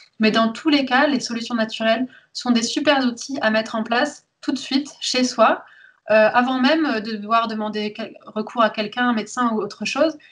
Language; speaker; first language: French; early bilingual, heritage; French